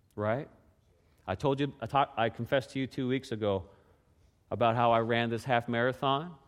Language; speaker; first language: English; native; English